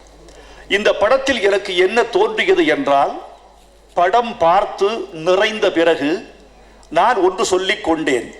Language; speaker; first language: Tamil; native; Tamil